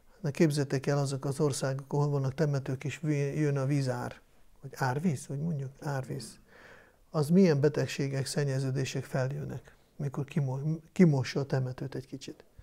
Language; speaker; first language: Hungarian; non-native, fluent; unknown